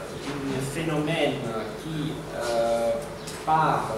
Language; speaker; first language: French; non-native, fluent; Italian